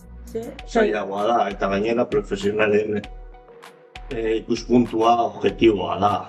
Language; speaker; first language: Basque; non-native, learner; Spanish